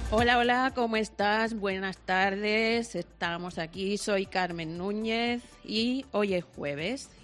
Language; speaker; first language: Spanish; native; Spanish